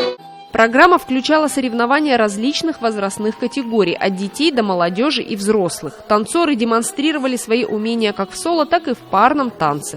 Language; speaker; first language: Russian; native; Russian